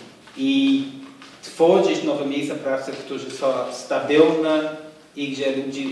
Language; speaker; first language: Polish; non-native, fluent; English